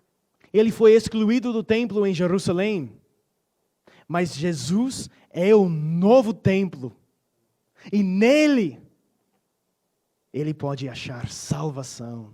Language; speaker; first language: Portuguese; non-native, fluent; English